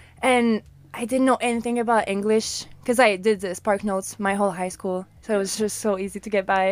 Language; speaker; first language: English; non-native, fluent; French